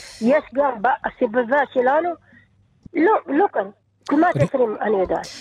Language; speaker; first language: Hebrew; non-native, learner; Arabic